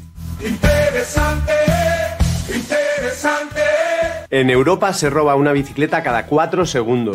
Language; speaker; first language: Spanish; native; Spanish